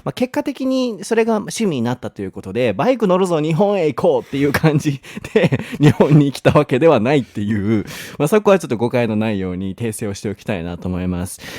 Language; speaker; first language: Japanese; native; Japanese